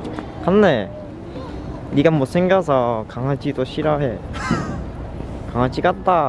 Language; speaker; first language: Korean; non-native, learner; Vietnamese